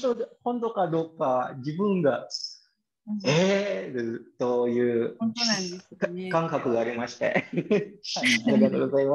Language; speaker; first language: Japanese; non-native, fluent; Indonesian